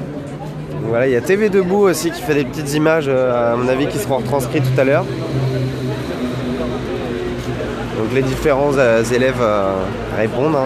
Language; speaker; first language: French; native; French